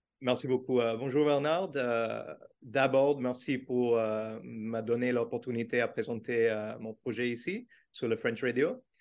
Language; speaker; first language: French; non-native, learner; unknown